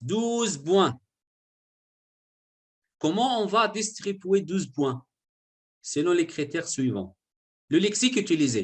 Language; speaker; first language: French; non-native, fluent; Arabic